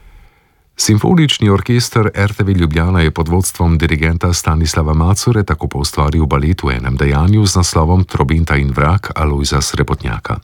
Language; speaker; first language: Slovenian; native; Slovenian